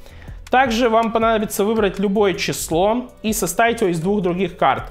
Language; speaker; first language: Russian; native; Russian